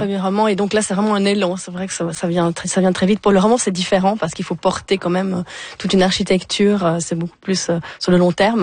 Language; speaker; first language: French; native; French